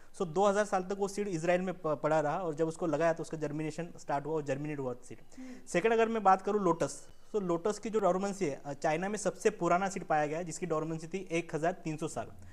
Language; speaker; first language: Hindi; non-native, local second language; Marathi